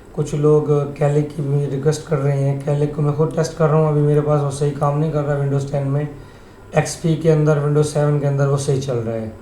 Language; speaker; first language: Urdu; native; Urdu